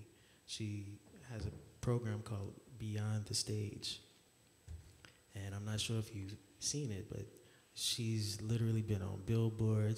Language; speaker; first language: English; native; English